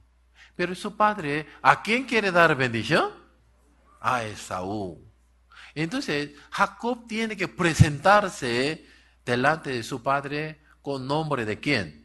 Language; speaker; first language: Spanish; non-native, learner; Korean